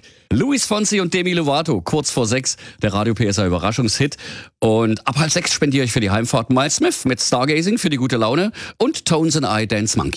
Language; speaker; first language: German; native; German